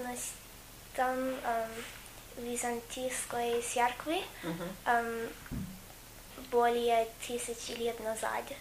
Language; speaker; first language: Russian; non-native, fluent; English